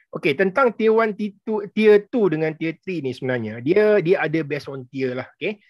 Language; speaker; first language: Malay; native; Malay